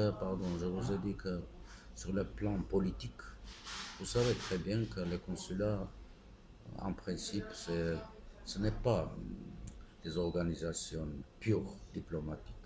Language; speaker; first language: French; non-native, fluent; Armenian